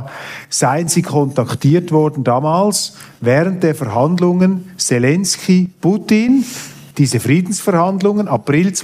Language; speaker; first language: German; native; German